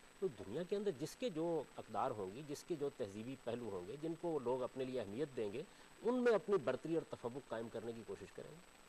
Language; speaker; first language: Urdu; non-native, local second language; Punjabi